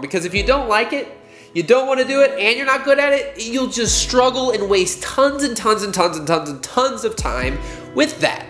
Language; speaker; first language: English; native; English